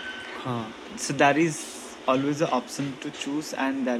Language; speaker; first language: English; non-native, local second language; Odia